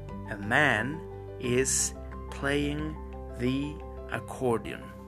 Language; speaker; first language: English; non-native, fluent; Spanish